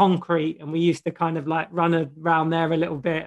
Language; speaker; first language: English; native; English